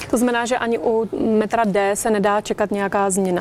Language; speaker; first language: Czech; native; Czech